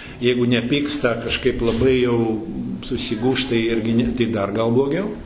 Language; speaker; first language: Lithuanian; early bilingual, heritage; Lithuanian